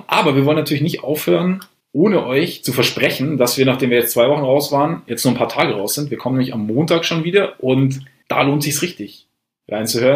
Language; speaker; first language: German; native; German